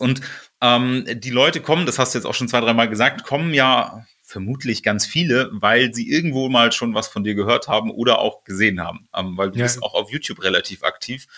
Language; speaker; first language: German; native; German